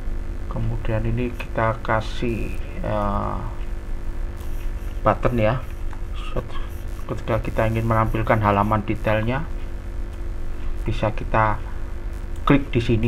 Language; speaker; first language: Indonesian; native; Indonesian